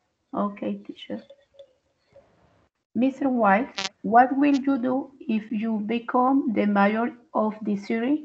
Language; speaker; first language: English; non-native, learner; Spanish